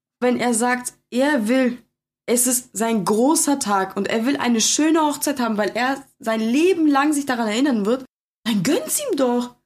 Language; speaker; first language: German; early bilingual, other home language; Turkish